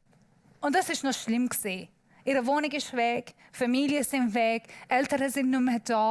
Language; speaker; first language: German; non-native, learner; Persian